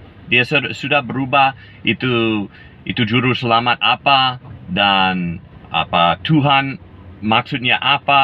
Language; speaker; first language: Indonesian; non-native, fluent; English